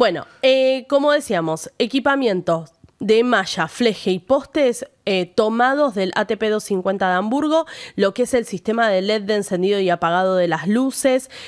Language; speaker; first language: Spanish; native; Spanish